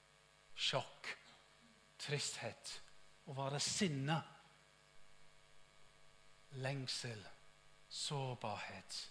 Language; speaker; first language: Norwegian; non-native, fluent; English